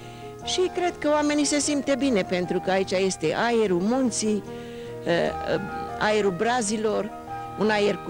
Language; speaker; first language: Romanian; non-native, local second language; Hungarian